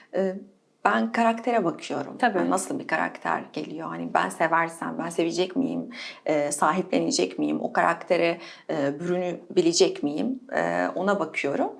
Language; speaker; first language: Turkish; non-native, fluent; Arabic